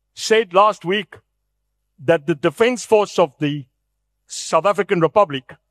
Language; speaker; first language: English; non-native, local second language; Afrikaans